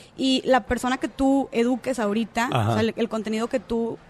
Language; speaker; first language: Spanish; native; Spanish